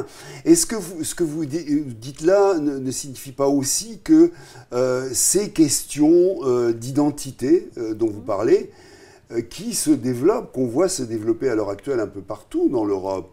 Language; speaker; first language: French; native; French